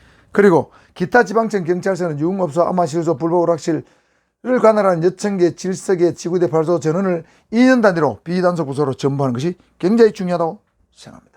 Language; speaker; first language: Korean; native; Korean